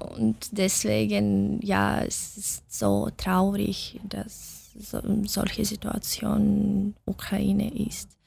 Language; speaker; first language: German; non-native, learner; Russian